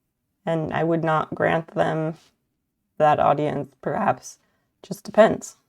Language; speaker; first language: English; native; English